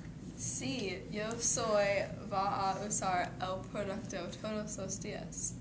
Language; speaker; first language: Spanish; non-native, learner; English